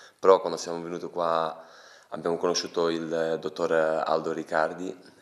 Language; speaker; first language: Italian; non-native, fluent; Albanian